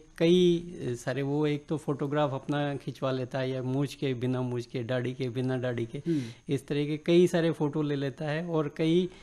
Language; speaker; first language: Hindi; native; Hindi